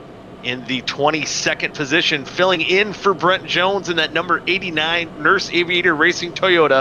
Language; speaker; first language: English; native; English